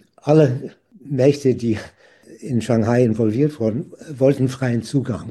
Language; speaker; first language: German; non-native, fluent; English